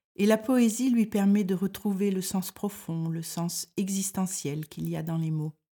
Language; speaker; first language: French; native; French